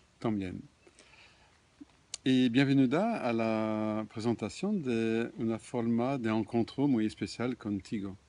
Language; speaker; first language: Spanish; non-native, fluent; French